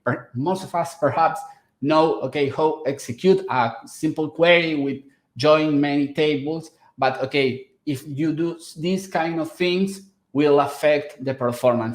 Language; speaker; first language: English; non-native, fluent; Spanish